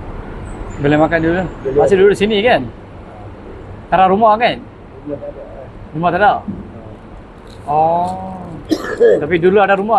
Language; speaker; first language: Indonesian; non-native, learner; Bangla